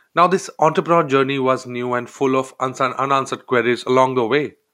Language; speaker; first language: English; non-native, local second language; Hindi